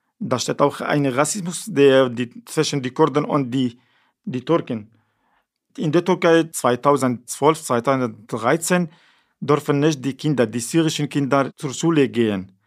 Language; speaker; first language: German; non-native, learner; Kurdish